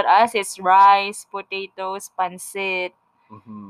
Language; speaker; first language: English; non-native, local second language; Filipino